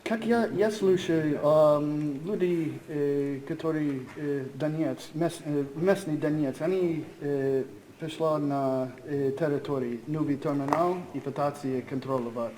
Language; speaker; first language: Russian; non-native, learner; English